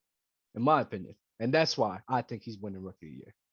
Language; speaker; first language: English; native; English